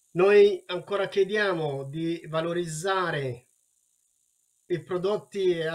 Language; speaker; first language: Italian; non-native, learner; Wolaytta